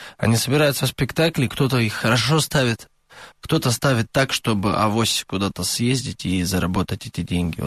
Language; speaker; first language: Russian; native; Russian